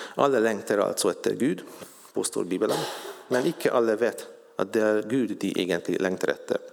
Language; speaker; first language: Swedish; non-native, fluent; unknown